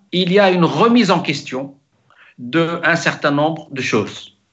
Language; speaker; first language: French; non-native, local second language; Arabic